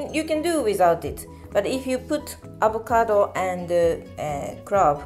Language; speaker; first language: English; non-native, learner; Japanese